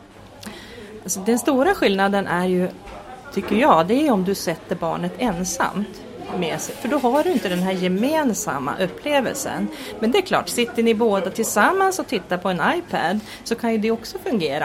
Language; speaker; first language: Swedish; native; Swedish